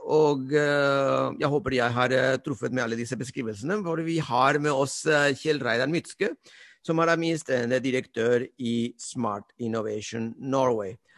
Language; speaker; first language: Norwegian; non-native, fluent; Spanish